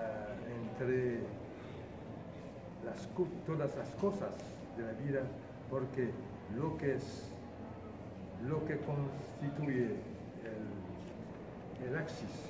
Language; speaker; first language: Spanish; non-native, fluent; Haitian Creole